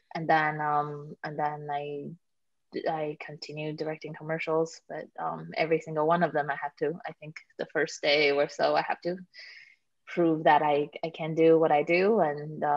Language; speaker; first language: English; native; English